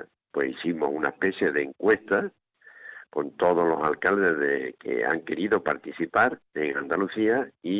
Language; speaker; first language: Spanish; native; Spanish